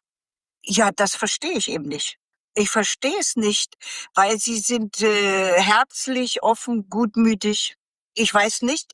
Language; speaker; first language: German; native; German